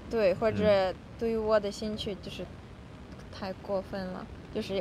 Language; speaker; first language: Chinese; non-native, fluent; Russian